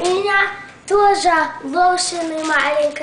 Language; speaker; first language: Russian; early bilingual, heritage; Russian